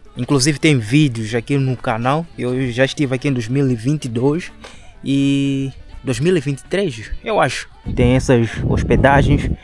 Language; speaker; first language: Portuguese; non-native, local second language; Shona